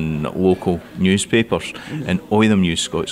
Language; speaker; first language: English; non-native, local second language; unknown